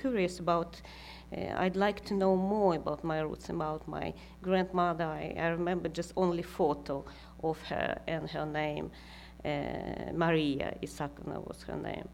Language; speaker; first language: English; non-native, fluent; Kazakh